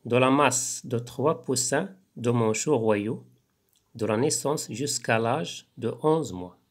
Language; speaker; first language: French; non-native, local second language; Arabic